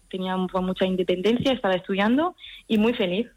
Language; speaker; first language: Spanish; early bilingual, heritage; French